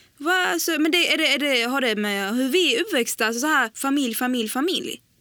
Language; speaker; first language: Swedish; early bilingual, other home language; Arabic